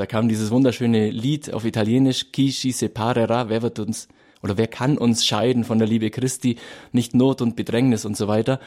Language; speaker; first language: German; native; German